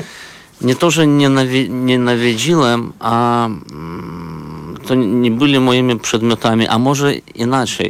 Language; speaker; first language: Polish; non-native, fluent; Belarusian